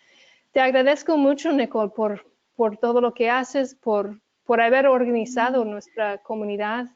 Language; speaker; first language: Spanish; early bilingual, heritage; Spanish